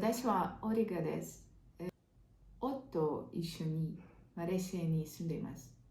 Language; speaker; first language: Japanese; non-native, learner; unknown